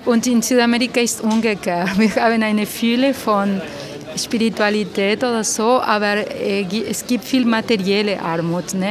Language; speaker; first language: German; non-native, fluent; Spanish